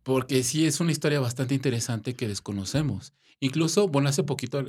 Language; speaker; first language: Spanish; native; Spanish